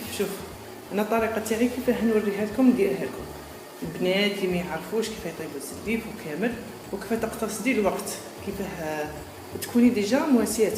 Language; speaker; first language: Arabic; native; Arabic